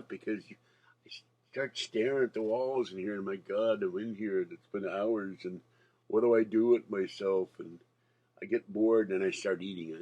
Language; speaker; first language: English; native; English